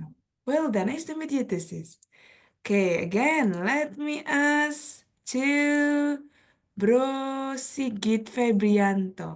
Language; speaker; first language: English; non-native, fluent; Indonesian